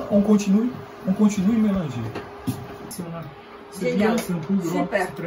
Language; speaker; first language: French; non-native, learner; Portuguese